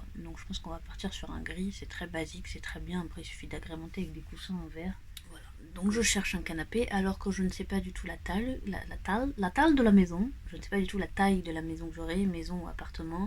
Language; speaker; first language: French; native; French